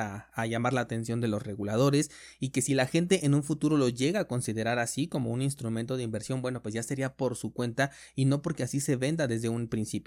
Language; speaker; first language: Spanish; native; Spanish